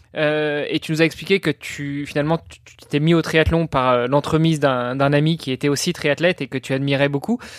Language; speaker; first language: French; non-native, fluent; Italian